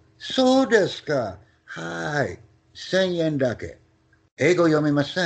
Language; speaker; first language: Japanese; non-native, learner; English